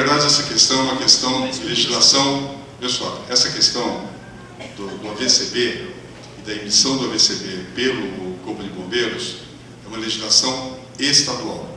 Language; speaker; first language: Portuguese; native; Portuguese